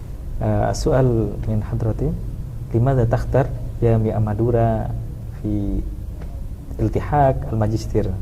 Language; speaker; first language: Arabic; non-native, learner; Indonesian